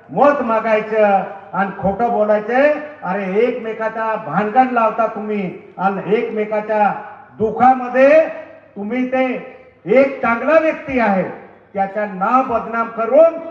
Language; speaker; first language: Marathi; non-native, local second language; Bhili